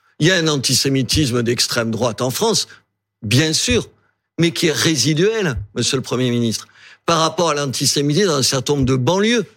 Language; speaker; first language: French; native; French